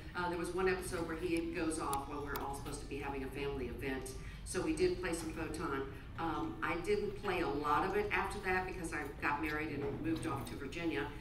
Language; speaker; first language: English; native; English